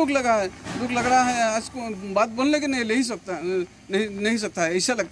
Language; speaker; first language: Hindi; non-native, local second language; Assamese